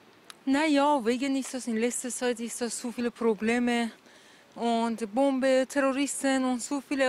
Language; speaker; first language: German; non-native, learner; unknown